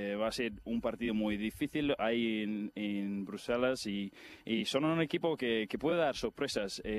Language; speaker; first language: Spanish; non-native, fluent; English